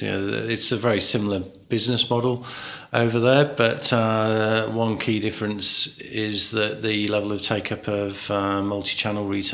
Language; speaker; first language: English; native; English